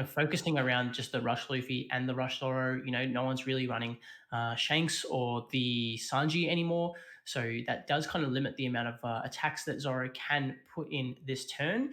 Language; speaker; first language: English; native; English